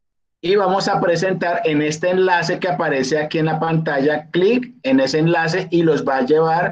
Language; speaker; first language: Spanish; native; Spanish